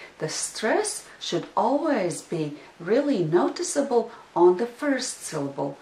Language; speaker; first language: English; non-native, fluent; Latvian